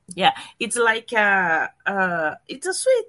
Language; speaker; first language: English; non-native, learner; Portuguese